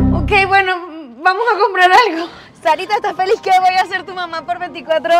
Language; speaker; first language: Spanish; native; Spanish